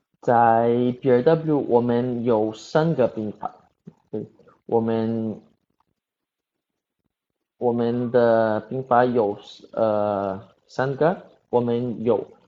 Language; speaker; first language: Chinese; non-native, learner; Portuguese